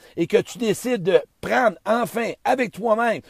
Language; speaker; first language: French; native; French